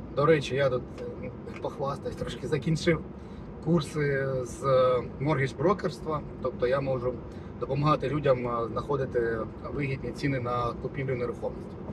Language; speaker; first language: Ukrainian; native; Ukrainian